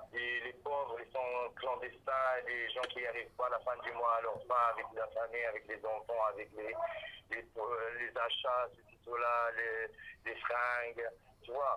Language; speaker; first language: French; non-native, local second language; Arabic